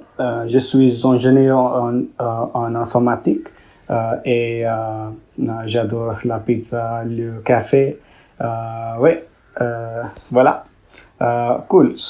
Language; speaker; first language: French; non-native, learner; Odia